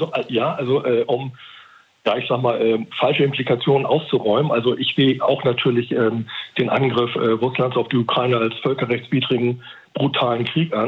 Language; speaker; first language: German; native; German